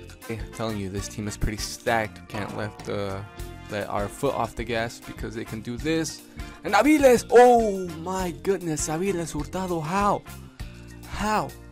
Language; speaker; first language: English; early bilingual, other home language; Spanish